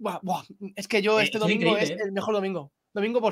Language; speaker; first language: Spanish; native; Spanish